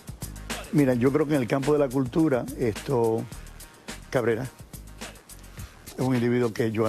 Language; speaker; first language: Spanish; native; Spanish